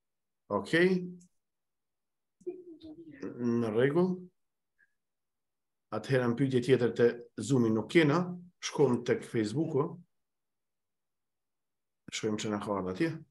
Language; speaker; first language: Albanian; native; Albanian